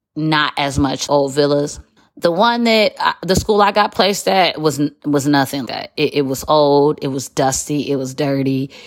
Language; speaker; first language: English; native; English